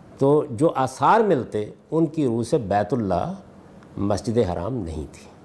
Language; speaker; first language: Urdu; non-native, local second language; Punjabi